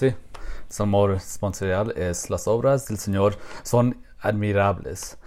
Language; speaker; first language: Spanish; non-native, fluent; English